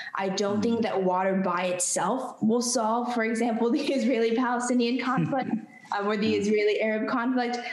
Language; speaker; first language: English; native; English